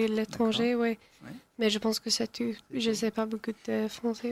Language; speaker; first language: French; non-native, learner; English